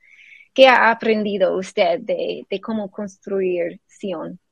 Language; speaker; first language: Spanish; non-native, fluent; English